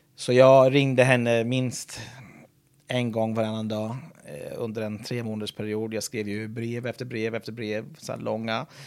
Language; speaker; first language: Swedish; non-native, fluent; English